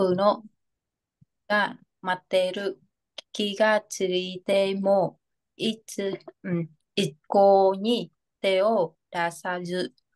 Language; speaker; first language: Japanese; non-native, learner; Vietnamese